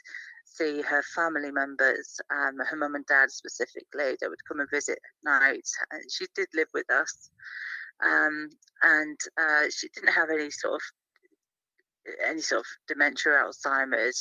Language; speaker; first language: English; native; English